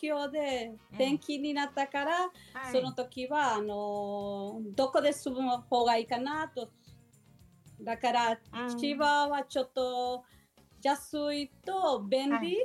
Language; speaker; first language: Japanese; non-native, learner; Spanish